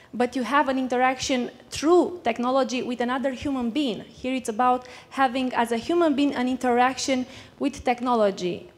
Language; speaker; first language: English; non-native, fluent; Romanian